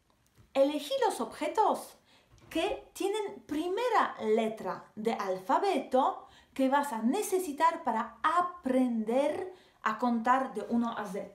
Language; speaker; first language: Spanish; non-native, fluent; Polish